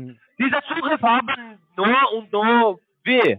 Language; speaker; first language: German; non-native, learner; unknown